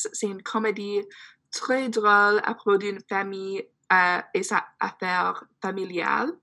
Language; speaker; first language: French; non-native, fluent; English